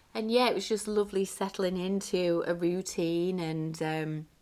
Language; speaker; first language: English; native; English